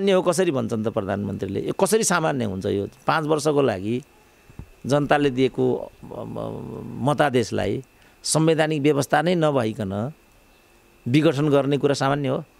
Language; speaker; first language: Nepali; native; Nepali